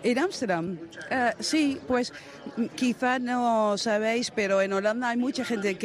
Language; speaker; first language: Spanish; non-native, fluent; Dutch